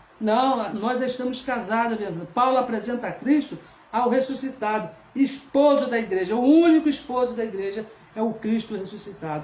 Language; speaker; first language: Portuguese; native; Portuguese